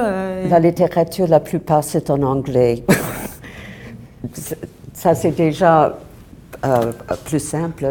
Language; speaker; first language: French; non-native, fluent; English